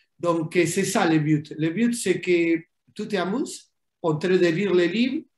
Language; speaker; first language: French; non-native, fluent; Spanish